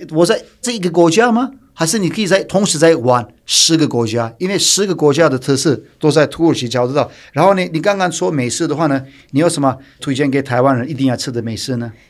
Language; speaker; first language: Chinese; non-native, fluent; Turkish